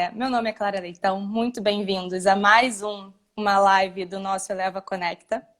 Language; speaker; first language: Portuguese; native; Portuguese